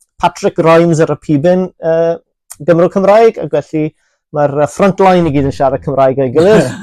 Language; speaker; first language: Welsh; native; Welsh